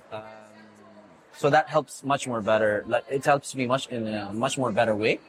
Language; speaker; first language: English; non-native, fluent; Amharic